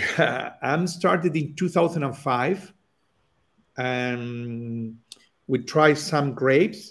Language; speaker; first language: English; non-native, learner; Spanish